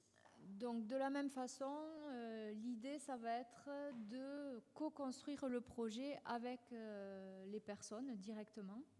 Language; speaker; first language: French; native; French